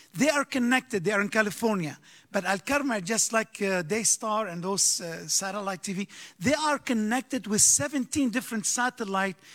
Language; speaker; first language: English; early bilingual, other home language; Arabic